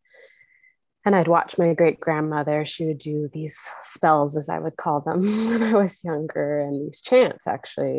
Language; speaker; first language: English; native; English